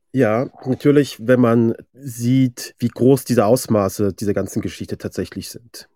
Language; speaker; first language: German; early bilingual, other home language; Persian